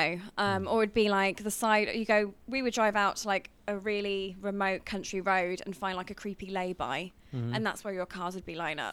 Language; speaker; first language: English; native; English